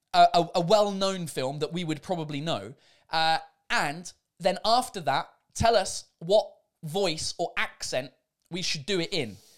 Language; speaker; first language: English; native; English